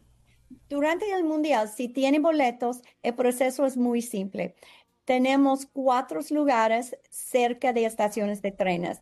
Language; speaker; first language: Spanish; non-native, learner; English